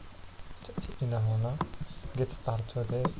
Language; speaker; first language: Arabic; native; Arabic